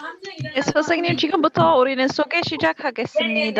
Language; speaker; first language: Korean; non-native, learner; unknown